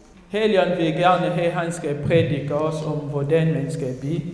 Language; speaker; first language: Danish; non-native, fluent; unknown